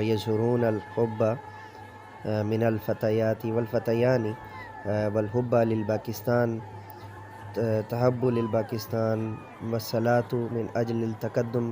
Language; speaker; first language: Arabic; non-native, learner; Urdu